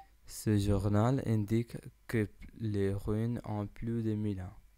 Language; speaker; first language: French; non-native, learner; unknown